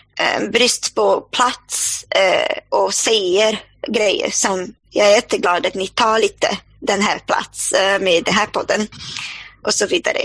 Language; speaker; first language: Swedish; non-native, fluent; Portuguese